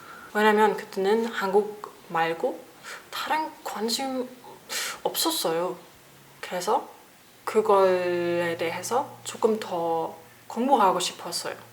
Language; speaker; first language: Korean; non-native, learner; German